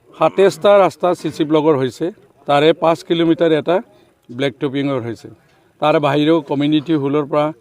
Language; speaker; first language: Assamese; non-native, local second language; Bodo